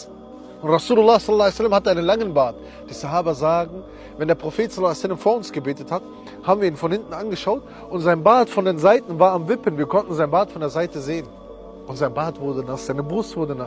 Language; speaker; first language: German; early bilingual, other home language; Romany